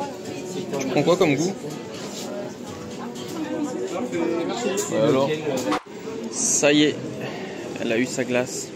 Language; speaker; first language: French; native; French